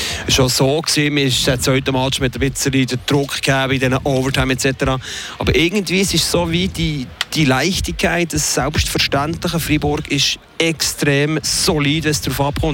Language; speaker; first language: German; native; German